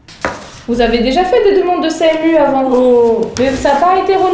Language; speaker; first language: French; native; French